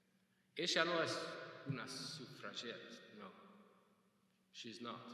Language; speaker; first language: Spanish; non-native, fluent; Hungarian